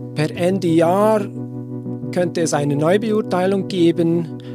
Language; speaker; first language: German; native; German